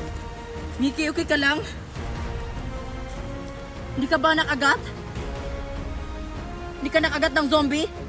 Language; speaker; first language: Filipino; native; Filipino